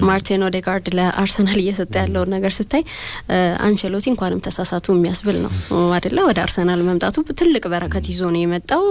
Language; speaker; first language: Amharic; native; Amharic